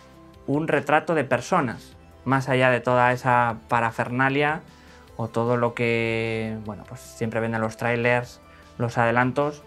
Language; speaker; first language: Spanish; native; Spanish